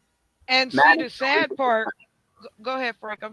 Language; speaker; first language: English; native; English